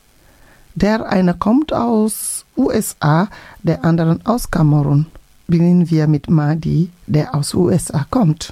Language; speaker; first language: German; non-native, fluent; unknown